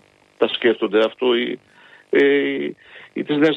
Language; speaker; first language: Greek; native; Greek